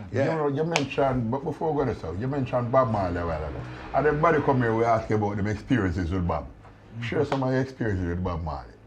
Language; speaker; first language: English; native; English